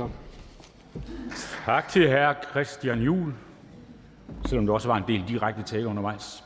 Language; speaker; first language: Danish; native; Danish